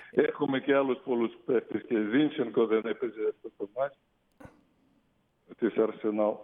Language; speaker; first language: Greek; non-native, fluent; Russian